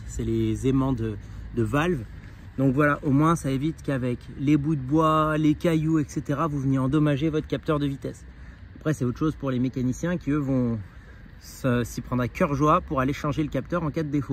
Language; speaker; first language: French; native; French